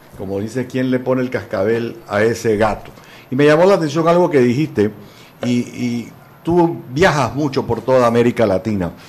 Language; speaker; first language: Spanish; native; Spanish